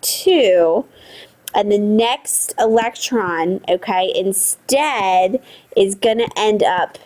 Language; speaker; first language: English; native; English